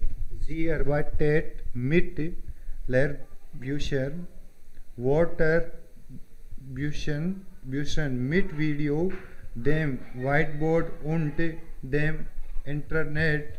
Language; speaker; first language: German; non-native, learner; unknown